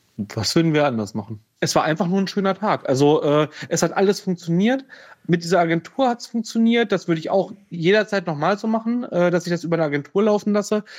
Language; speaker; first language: German; native; German